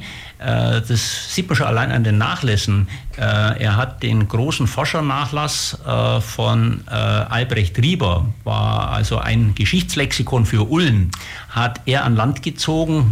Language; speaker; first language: German; native; German